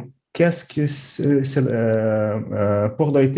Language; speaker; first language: French; non-native, fluent; Portuguese